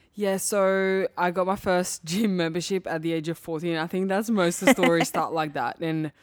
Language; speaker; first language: English; early bilingual, other home language; Serbian